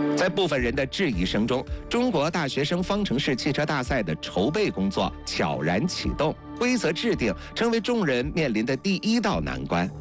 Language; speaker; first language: Chinese; native; Chinese